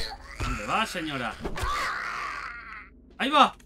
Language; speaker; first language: Spanish; native; Spanish